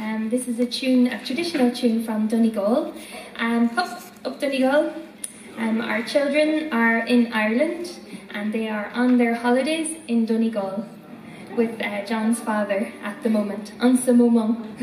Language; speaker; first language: English; native; English